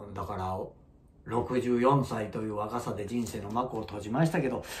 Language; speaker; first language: Japanese; native; Japanese